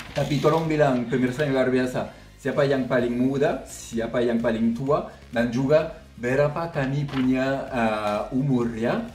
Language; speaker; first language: Indonesian; non-native, fluent; French